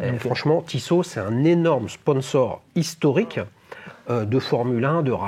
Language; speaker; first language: French; native; French